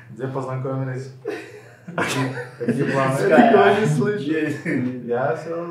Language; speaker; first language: Russian; native; Russian